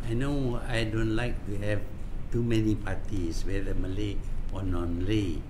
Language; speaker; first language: English; non-native, local second language; Malay